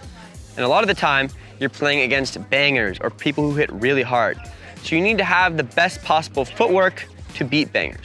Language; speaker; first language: English; native; English